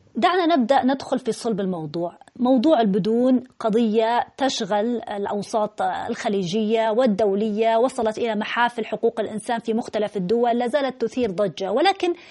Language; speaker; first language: Arabic; native; Arabic